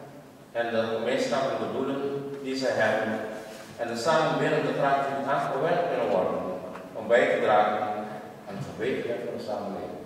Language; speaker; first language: Dutch; non-native, local second language; Papiamento